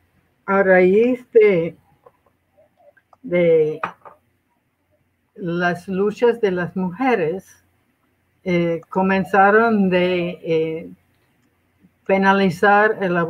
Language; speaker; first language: Spanish; non-native, fluent; English